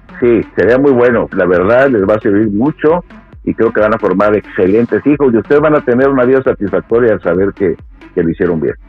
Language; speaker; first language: Spanish; native; Spanish